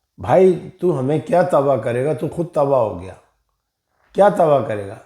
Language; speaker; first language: Urdu; native; Urdu